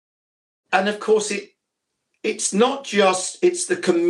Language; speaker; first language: English; native; English